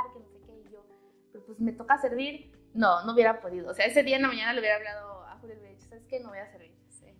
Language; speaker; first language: Spanish; native; Spanish